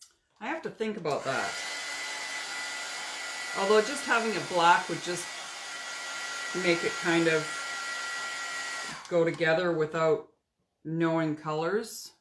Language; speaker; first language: English; native; English